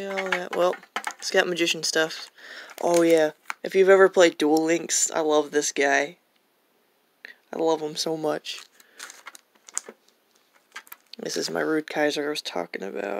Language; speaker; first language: English; native; English